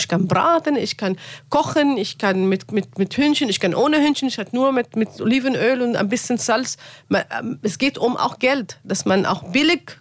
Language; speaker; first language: German; non-native, learner; Arabic